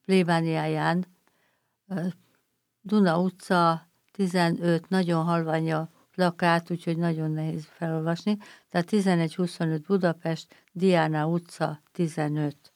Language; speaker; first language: Hungarian; native; Hungarian